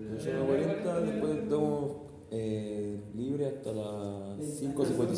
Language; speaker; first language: Spanish; native; Spanish